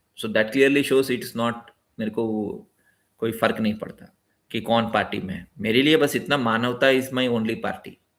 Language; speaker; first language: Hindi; non-native, local second language; Telugu